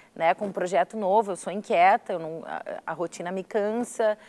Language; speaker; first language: Portuguese; native; Portuguese